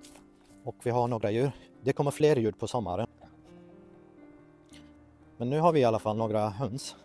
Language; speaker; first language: Swedish; non-native, fluent; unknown